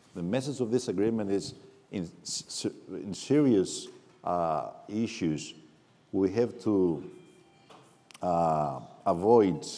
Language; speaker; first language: English; non-native, fluent; Greek